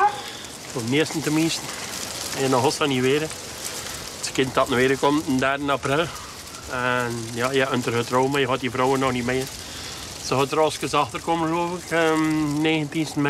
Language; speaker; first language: Dutch; native; Dutch